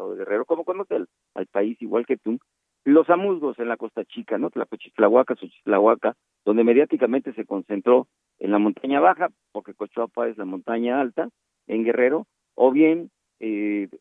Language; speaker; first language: Spanish; native; Spanish